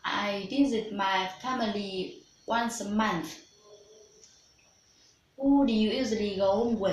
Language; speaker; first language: English; non-native, learner; Vietnamese